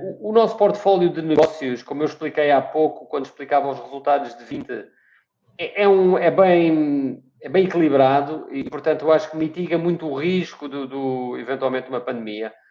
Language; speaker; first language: Portuguese; native; Portuguese